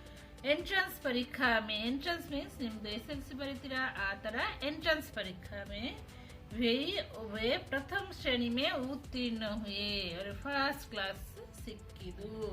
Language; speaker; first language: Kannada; non-native, local second language; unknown